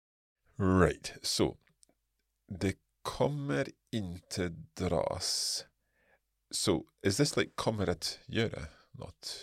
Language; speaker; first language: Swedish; non-native, learner; English